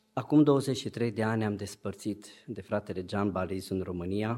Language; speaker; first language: Romanian; native; Romanian